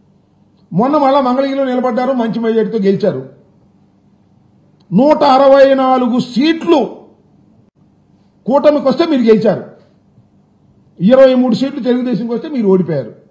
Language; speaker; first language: Telugu; native; Telugu